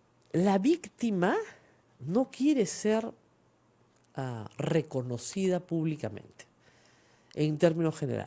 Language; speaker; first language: Spanish; native; Spanish